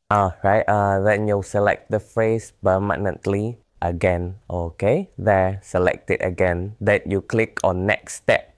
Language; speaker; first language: English; non-native, learner; Vietnamese